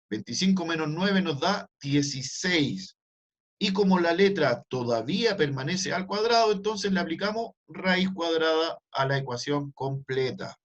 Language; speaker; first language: Spanish; native; Spanish